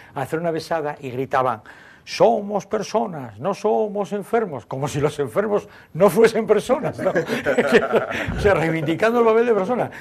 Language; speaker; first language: Spanish; native; Spanish